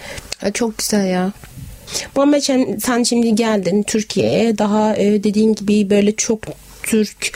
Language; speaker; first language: Turkish; non-native, fluent; Arabic